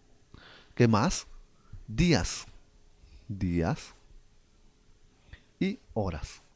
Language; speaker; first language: Spanish; native; Spanish